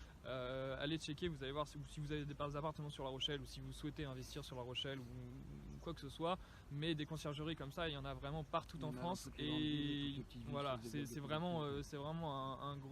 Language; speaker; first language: French; native; French